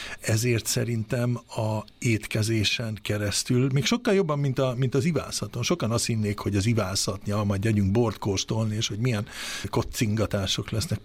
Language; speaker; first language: Hungarian; early bilingual, heritage; Swedish